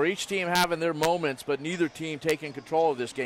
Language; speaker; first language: English; native; English